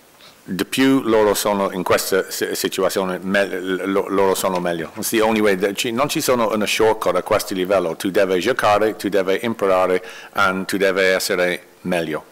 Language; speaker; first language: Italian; non-native, learner; English